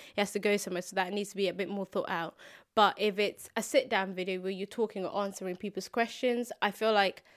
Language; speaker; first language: English; early bilingual, other home language; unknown